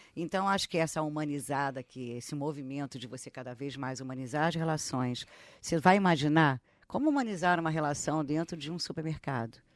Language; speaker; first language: Portuguese; native; Portuguese